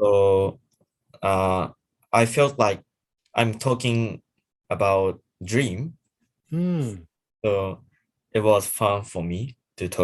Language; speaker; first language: English; non-native, learner; Japanese